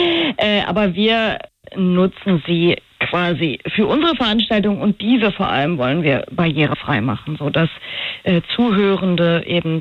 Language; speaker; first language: German; native; German